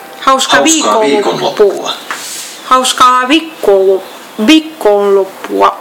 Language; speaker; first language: Finnish; non-native, learner; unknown